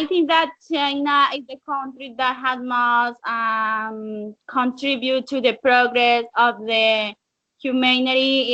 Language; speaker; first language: English; non-native, learner; Spanish